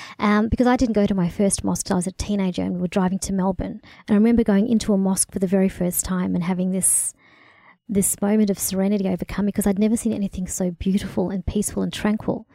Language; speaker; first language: English; early bilingual, other home language; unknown